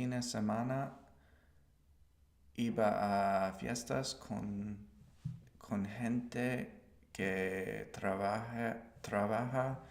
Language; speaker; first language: Spanish; non-native, learner; English